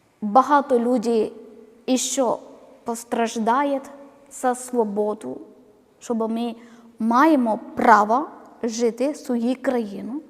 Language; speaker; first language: Ukrainian; non-native, learner; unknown